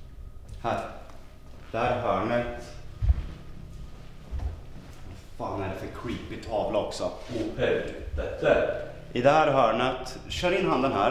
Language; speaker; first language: Swedish; native; Swedish